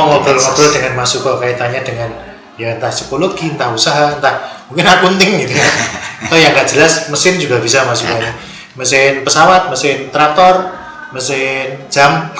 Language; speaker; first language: Indonesian; non-native, local second language; Javanese